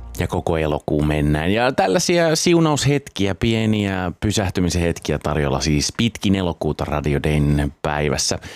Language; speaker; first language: Finnish; native; Finnish